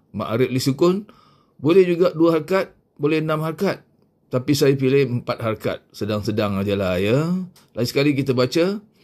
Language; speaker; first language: Malay; native; Malay